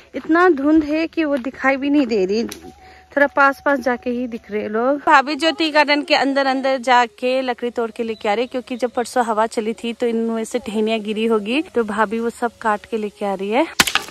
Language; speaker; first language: Hindi; non-native, local second language; Nepali